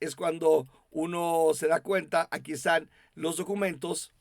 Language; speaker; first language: Spanish; native; Spanish